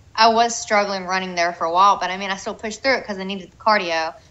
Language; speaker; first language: English; native; English